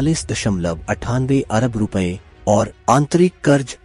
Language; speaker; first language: Hindi; non-native, local second language; Nepali